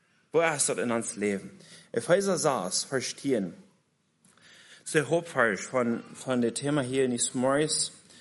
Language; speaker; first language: German; native; German